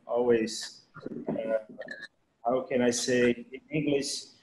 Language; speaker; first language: English; non-native, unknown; Portuguese